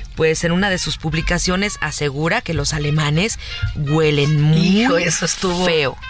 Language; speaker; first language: Spanish; native; Spanish